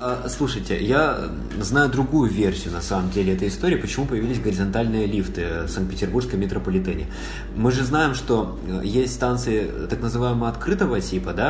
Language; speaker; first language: Russian; native; Russian